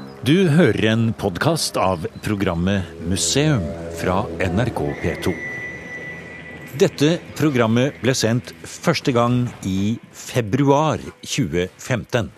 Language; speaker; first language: Norwegian; native; Norwegian